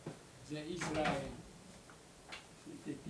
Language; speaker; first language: Hebrew; non-native, learner; German